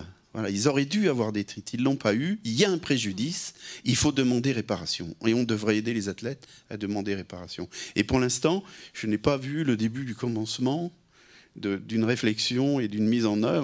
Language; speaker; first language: French; native; French